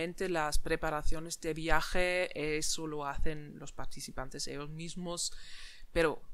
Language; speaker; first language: Spanish; non-native, fluent; German